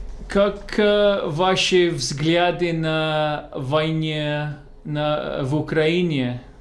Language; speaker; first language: Russian; non-native, fluent; English